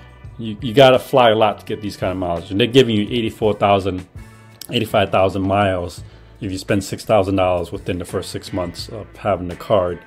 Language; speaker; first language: English; native; English